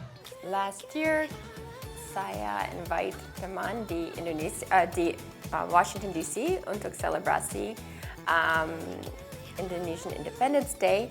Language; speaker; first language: Indonesian; non-native, learner; English